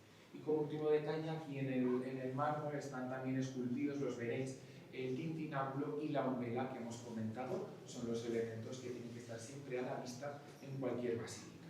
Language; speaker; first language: Spanish; native; Spanish